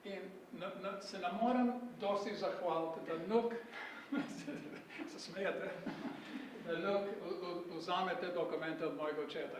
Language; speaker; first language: Slovenian; early bilingual, heritage; Slovenian